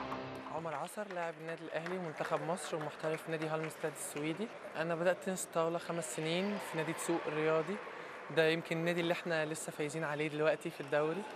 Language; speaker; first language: Arabic; native; Arabic